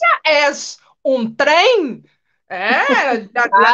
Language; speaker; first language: Spanish; non-native, fluent; Portuguese